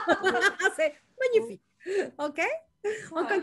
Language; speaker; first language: French; non-native, learner; Spanish